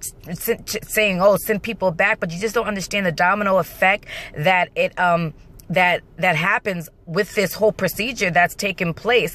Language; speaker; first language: English; native; English